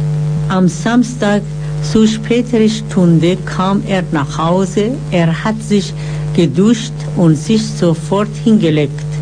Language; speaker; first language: German; non-native, fluent; Persian